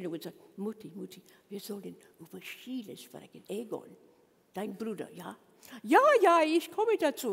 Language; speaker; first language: German; non-native, learner; English